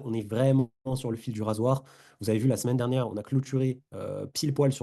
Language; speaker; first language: French; native; French